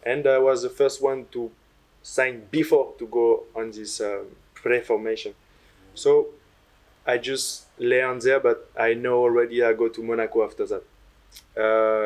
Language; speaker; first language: English; non-native, learner; French